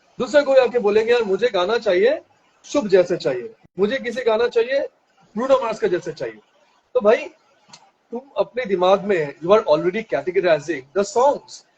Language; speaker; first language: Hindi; non-native, local second language; Bangla